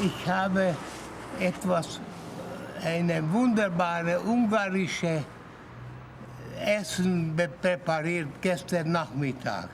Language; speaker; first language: German; non-native, learner; Hungarian